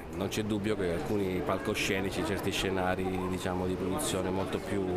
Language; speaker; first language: Italian; native; Italian